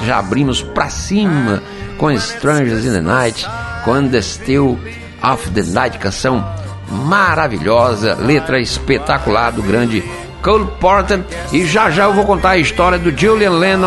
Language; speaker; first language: Portuguese; native; Portuguese